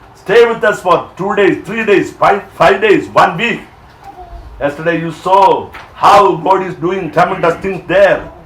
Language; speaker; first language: English; non-native, local second language; Malayalam